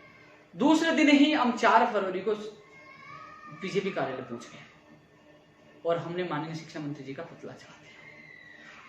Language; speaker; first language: Hindi; native; Hindi